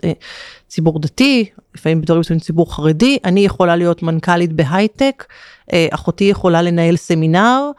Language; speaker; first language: Hebrew; native; Hebrew